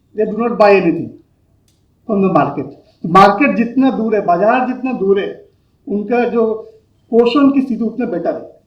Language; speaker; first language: Hindi; non-native, local second language; Bangla